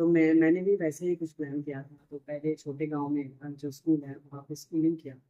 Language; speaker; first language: Hindi; non-native, local second language; Bangla